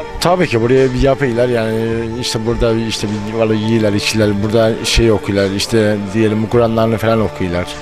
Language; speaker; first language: Turkish; native; Turkish